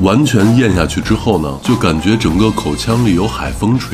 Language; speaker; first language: Chinese; native; Chinese